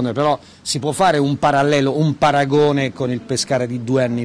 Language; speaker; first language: Italian; native; Italian